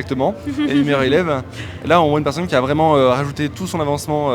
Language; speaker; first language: French; native; French